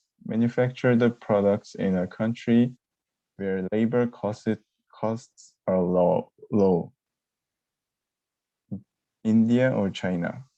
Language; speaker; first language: English; non-native, learner; Korean